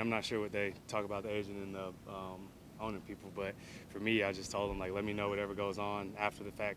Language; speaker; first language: English; native; English